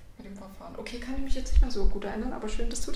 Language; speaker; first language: German; native; German